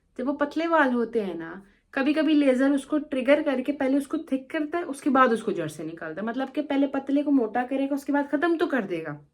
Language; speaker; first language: Urdu; non-native, local second language; Punjabi